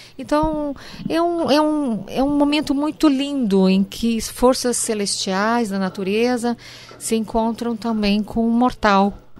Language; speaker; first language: Portuguese; early bilingual, other home language; Japanese